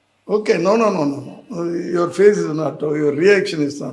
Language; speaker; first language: Telugu; non-native, learner; Tamil